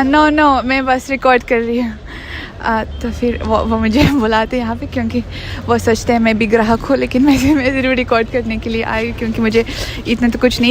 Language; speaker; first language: Hindi; non-native, fluent; Russian